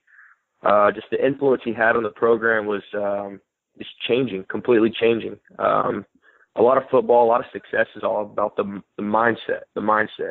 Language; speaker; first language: English; native; English